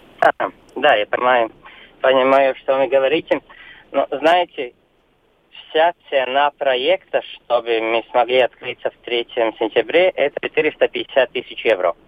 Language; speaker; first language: Russian; non-native, local second language; Latvian